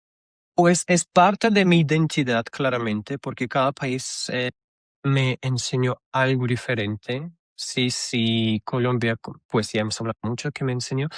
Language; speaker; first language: Spanish; non-native, fluent; Russian